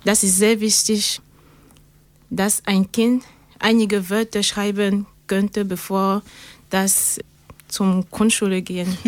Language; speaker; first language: German; non-native, learner; French